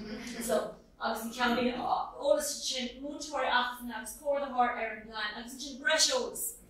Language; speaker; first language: Irish; non-native, local second language; English